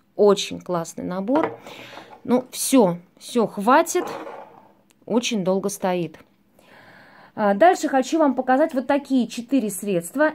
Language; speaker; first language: Russian; native; Russian